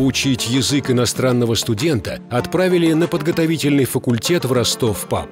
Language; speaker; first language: Russian; native; Russian